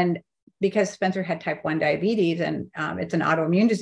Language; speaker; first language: English; native; English